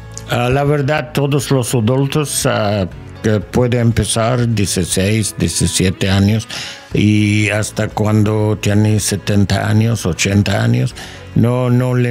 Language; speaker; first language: Spanish; non-native, learner; English